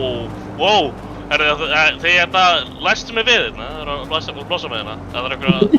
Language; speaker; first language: Icelandic; native; Icelandic